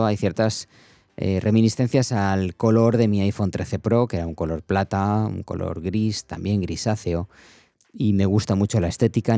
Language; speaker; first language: Spanish; native; Spanish